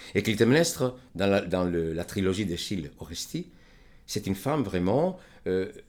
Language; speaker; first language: French; non-native, fluent; Greek